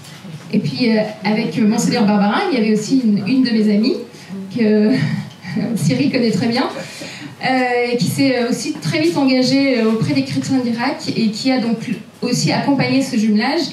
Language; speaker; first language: French; native; French